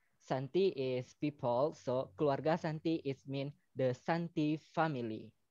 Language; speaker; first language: English; non-native, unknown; Indonesian